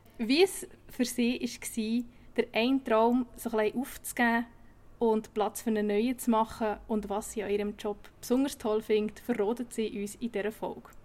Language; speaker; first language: German; native; German